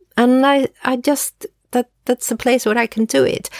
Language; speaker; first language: English; early bilingual, other home language; Spanish